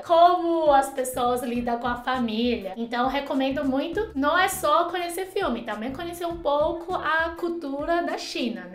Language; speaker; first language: Portuguese; non-native, fluent; Chinese